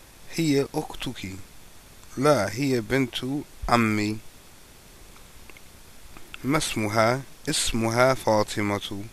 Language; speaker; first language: Arabic; non-native, fluent; English